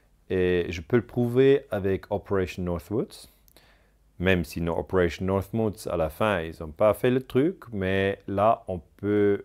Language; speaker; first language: French; non-native, local second language; German